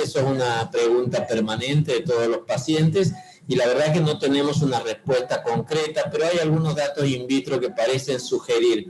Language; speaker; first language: Spanish; native; Spanish